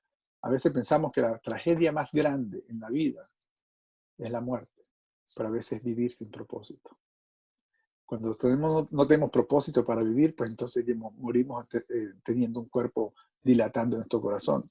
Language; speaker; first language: Spanish; native; Spanish